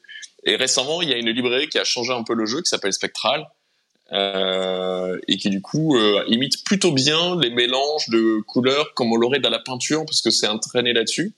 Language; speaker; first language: French; native; French